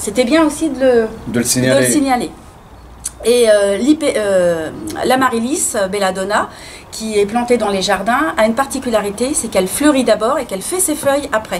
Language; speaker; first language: French; native; French